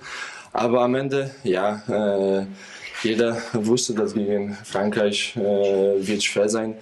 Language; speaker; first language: German; non-native, fluent; Polish